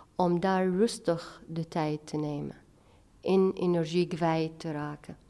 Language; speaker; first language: Dutch; non-native, fluent; Arabic